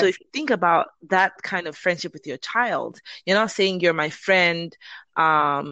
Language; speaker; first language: English; non-native, local second language; Yoruba